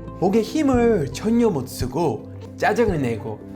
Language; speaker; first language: Korean; native; Korean